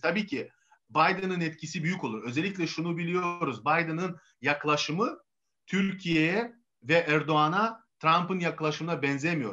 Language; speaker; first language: Turkish; non-native, fluent; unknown